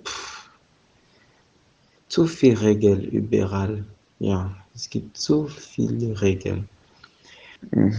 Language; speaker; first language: German; non-native, fluent; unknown